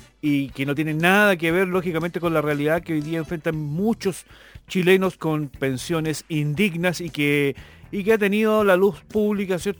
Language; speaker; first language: Spanish; native; Spanish